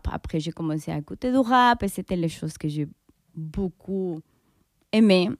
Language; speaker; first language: French; non-native, fluent; Spanish